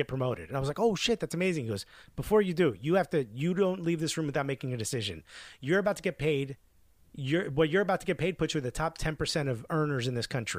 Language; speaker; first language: English; early bilingual, other home language; Spanish